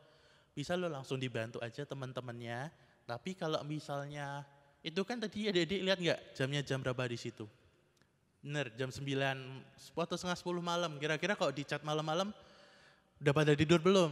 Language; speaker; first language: Indonesian; native; Indonesian